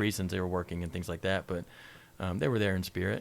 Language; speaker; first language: English; native; English